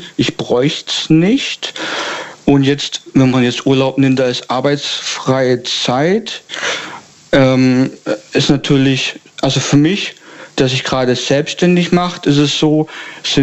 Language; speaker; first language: German; native; German